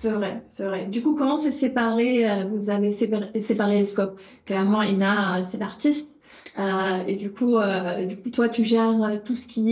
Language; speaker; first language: French; native; French